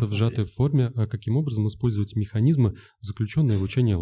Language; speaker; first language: Russian; native; Russian